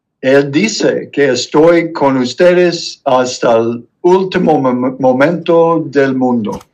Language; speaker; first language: Spanish; non-native, fluent; English